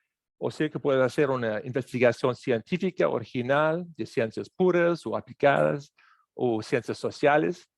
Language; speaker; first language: Spanish; non-native, fluent; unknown